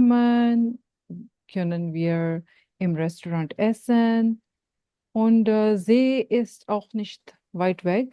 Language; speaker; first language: German; non-native, fluent; Urdu